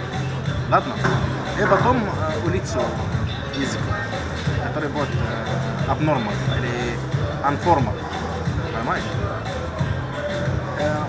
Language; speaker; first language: Russian; non-native, learner; Arabic